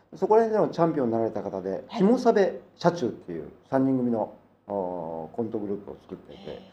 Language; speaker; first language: Japanese; native; Japanese